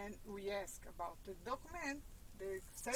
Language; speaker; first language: English; non-native, learner; Portuguese